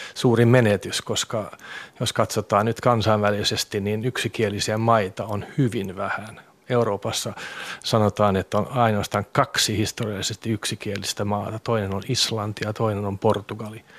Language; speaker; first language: Finnish; non-native, local second language; Swedish